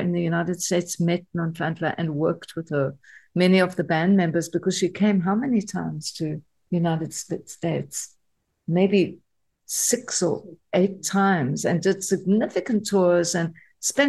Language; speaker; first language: English; native; English